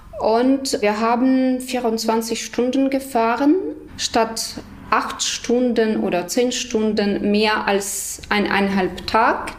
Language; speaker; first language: German; non-native, fluent; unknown